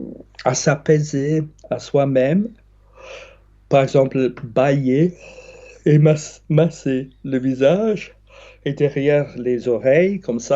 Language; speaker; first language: French; non-native, fluent; English